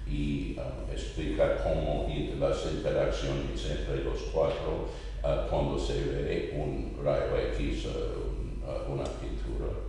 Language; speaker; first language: Spanish; non-native, fluent; English